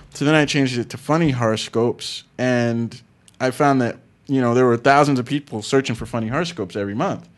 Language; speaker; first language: English; native; English